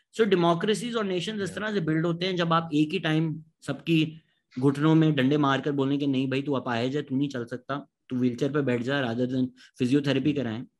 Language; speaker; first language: Urdu; native; Urdu